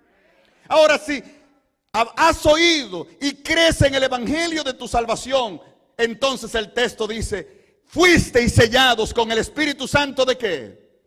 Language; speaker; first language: Spanish; native; Spanish